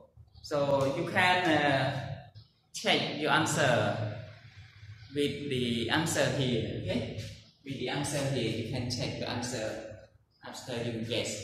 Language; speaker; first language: English; non-native, learner; Khmer